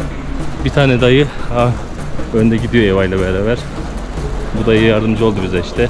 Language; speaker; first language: Turkish; native; Turkish